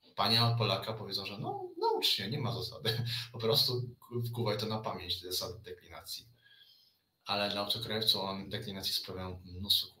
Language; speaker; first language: Polish; early bilingual, other home language; Chinese